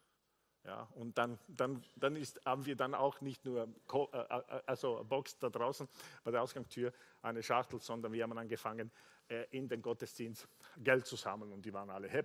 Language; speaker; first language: German; non-native, fluent; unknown